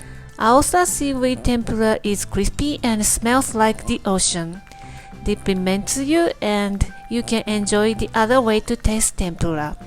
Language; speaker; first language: English; non-native, fluent; Japanese